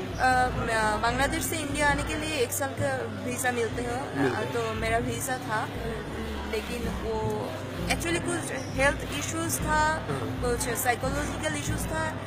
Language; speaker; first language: Hindi; non-native, learner; Bangla